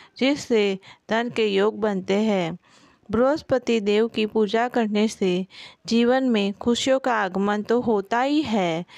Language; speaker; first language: Hindi; non-native, local second language; Gujarati